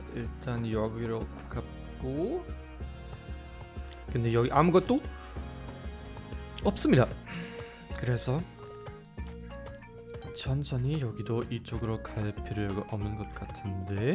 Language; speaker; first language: Korean; non-native, fluent; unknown